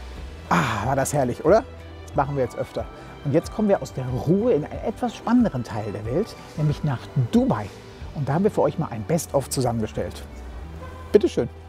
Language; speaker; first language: German; native; German